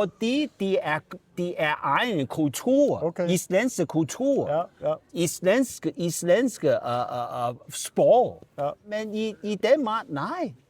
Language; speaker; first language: Danish; non-native, learner; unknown